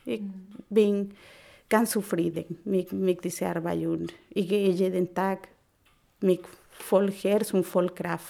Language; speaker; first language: German; non-native, learner; Spanish